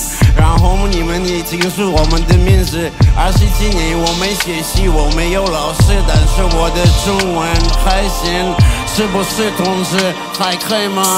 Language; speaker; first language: Chinese; non-native, learner; Russian